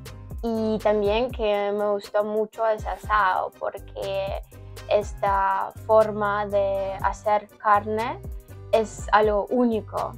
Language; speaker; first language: Spanish; non-native, learner; Ukrainian